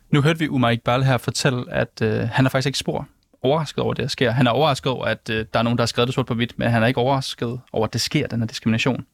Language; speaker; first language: Danish; native; Danish